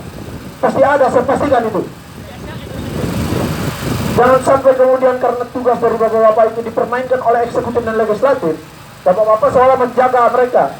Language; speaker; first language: Indonesian; native; Indonesian